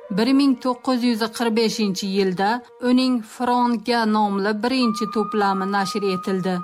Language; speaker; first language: Uzbek; native; Uzbek